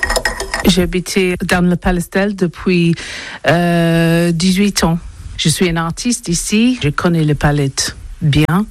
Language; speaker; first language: French; non-native, learner; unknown